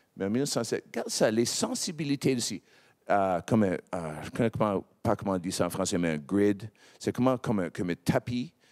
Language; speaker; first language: French; non-native, local second language; English